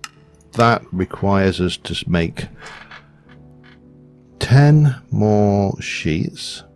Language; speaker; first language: English; native; English